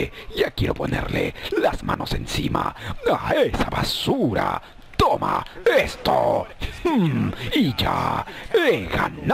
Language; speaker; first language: Spanish; native; Spanish